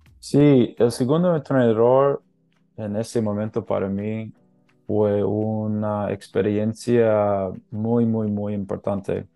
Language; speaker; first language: Spanish; non-native, learner; English